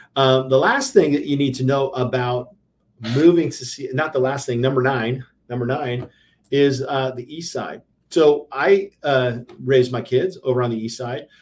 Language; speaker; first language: English; native; English